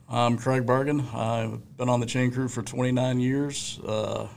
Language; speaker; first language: English; native; English